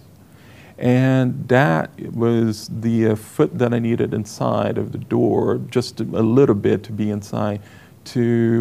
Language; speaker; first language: English; non-native, fluent; Portuguese